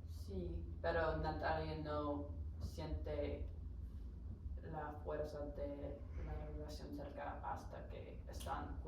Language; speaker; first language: Spanish; non-native, learner; English